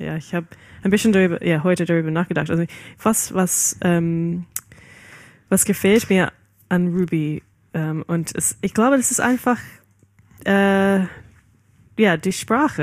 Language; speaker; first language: German; non-native, fluent; English